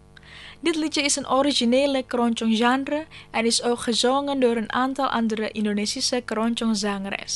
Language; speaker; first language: Dutch; non-native, fluent; Indonesian